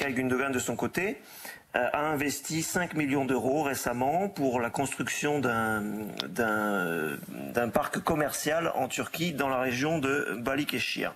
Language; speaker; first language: French; native; French